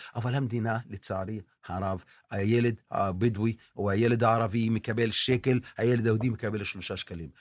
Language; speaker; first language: Hebrew; non-native, local second language; Arabic